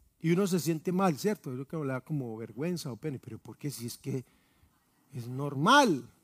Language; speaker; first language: Spanish; native; Spanish